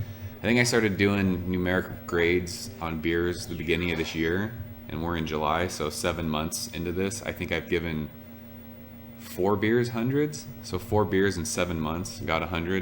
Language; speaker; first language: English; native; English